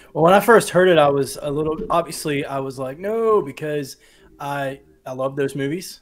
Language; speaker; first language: English; native; English